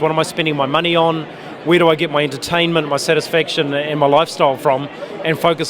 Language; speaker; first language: English; native; English